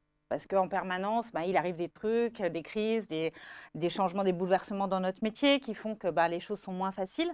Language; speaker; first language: French; native; French